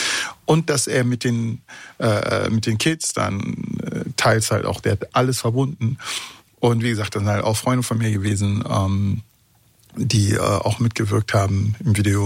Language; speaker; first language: German; early bilingual, other home language; Kurdish